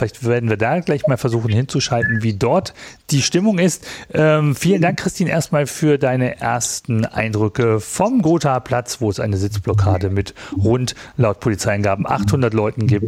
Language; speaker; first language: German; native; German